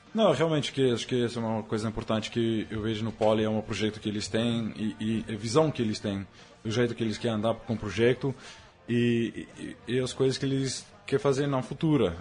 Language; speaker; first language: Portuguese; non-native, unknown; Afrikaans